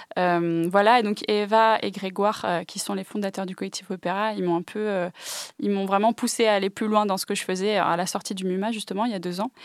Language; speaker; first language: French; early bilingual, other home language; English